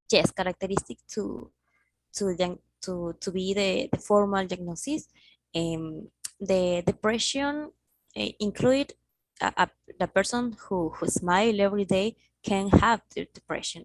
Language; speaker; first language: English; non-native, learner; Spanish